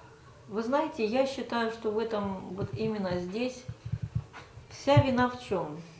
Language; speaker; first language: Russian; native; Russian